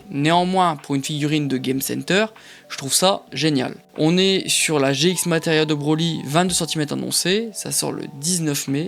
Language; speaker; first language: French; native; French